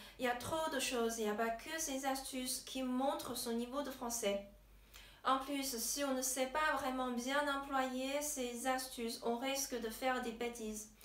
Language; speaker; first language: French; non-native, fluent; Chinese